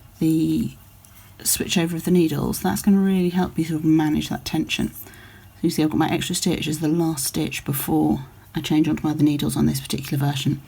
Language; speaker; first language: English; native; English